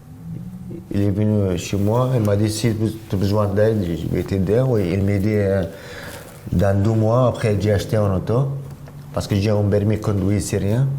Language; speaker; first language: French; non-native, learner; Arabic